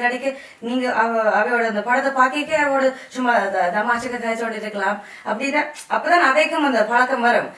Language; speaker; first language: Tamil; early bilingual, heritage; Tamil